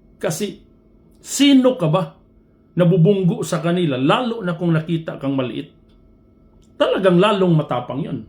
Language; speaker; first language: Filipino; non-native, local second language; Cebuano